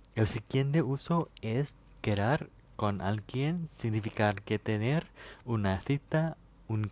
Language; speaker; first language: Spanish; non-native, fluent; Thai